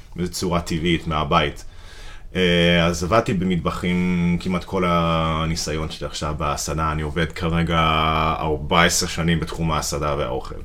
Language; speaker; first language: Hebrew; non-native, fluent; English